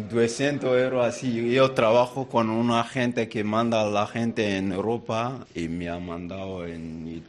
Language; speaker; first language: Spanish; non-native, learner; Bambara